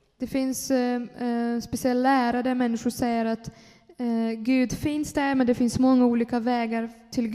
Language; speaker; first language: Swedish; non-native, fluent; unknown